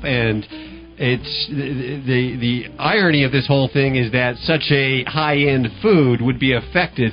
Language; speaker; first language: English; native; English